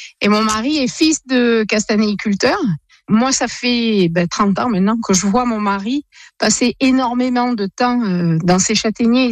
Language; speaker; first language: French; native; French